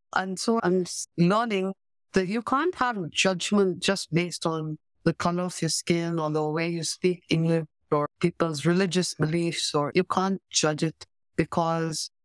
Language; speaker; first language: English; native; English